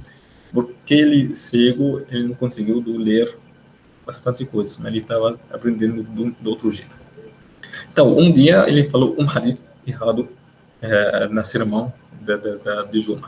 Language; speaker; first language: Portuguese; non-native, learner; Arabic